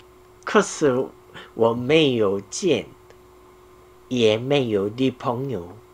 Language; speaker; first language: Chinese; non-native, learner; Korean